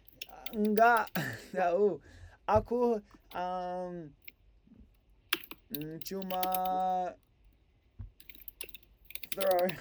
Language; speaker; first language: Indonesian; non-native, learner; English